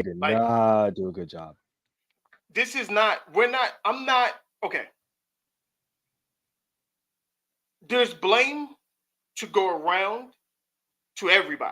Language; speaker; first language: English; native; English